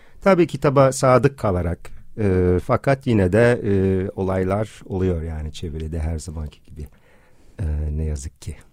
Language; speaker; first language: Turkish; non-native, fluent; English